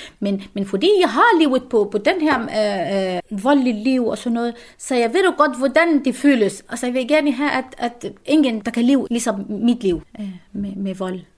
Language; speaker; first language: Danish; non-native, fluent; Arabic